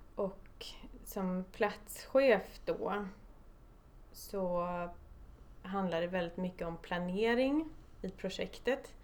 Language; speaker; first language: Swedish; early bilingual, other home language; Polish